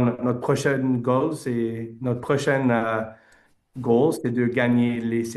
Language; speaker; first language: French; non-native, fluent; English